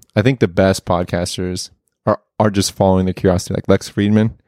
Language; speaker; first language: English; native; English